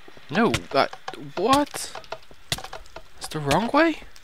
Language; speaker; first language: English; native; English